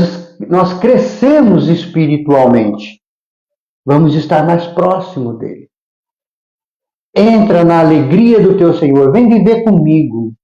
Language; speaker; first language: Portuguese; native; Portuguese